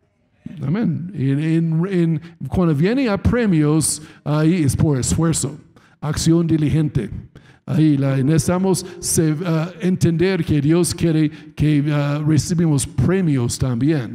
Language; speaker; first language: Spanish; non-native, fluent; English